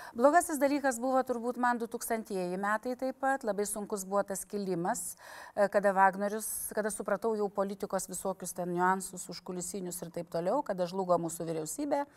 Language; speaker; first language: Lithuanian; native; Lithuanian